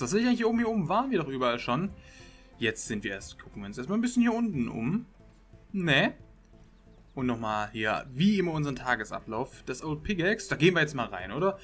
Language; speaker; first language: German; native; German